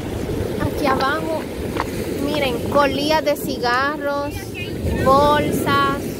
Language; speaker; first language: Spanish; native; Spanish